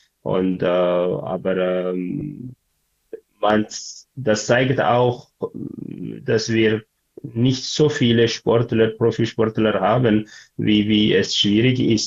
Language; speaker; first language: German; non-native, learner; Tigrinya